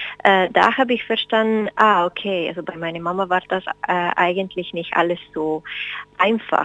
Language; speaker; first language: German; non-native, fluent; Spanish